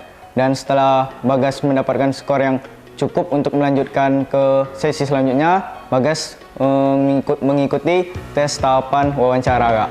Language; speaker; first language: Indonesian; native; Indonesian